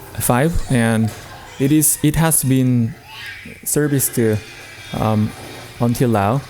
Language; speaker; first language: English; non-native, learner; Korean